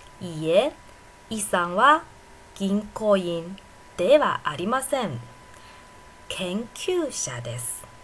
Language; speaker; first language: Japanese; non-native, fluent; Chinese